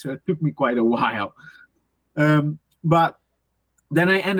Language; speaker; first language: English; non-native, fluent; Dutch